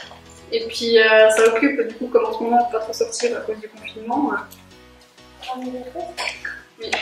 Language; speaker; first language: French; native; French